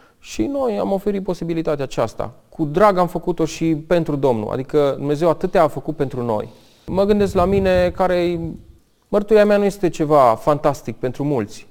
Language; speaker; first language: Romanian; native; Romanian